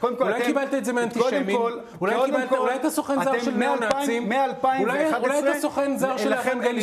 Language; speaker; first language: Hebrew; native; Hebrew